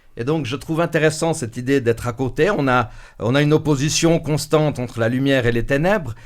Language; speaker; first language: French; native; French